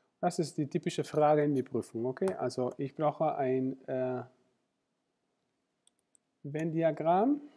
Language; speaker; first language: German; non-native, fluent; Spanish